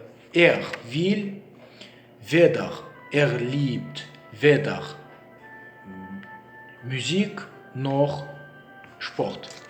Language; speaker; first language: German; non-native, learner; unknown